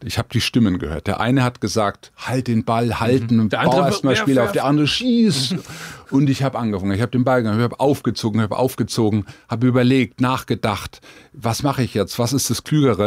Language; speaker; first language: German; native; German